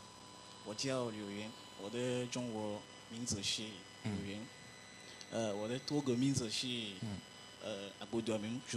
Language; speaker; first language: Chinese; non-native, learner; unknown